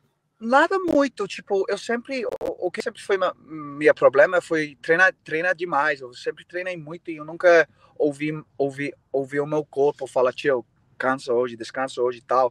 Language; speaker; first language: Portuguese; non-native, fluent; English